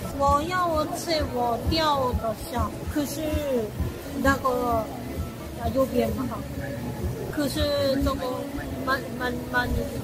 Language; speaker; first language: Chinese; non-native, learner; Korean